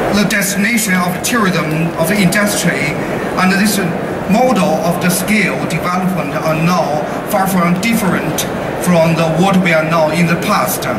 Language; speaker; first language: English; non-native, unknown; Chinese